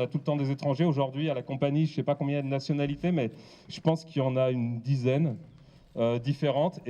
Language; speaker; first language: French; native; French